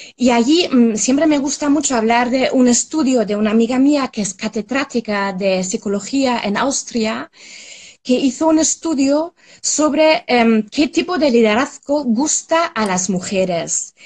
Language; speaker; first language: Spanish; non-native, fluent; German